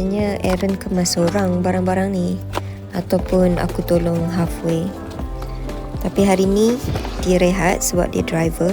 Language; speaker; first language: Malay; native; Malay